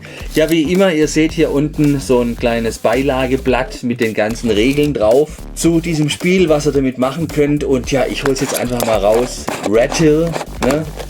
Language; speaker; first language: German; native; German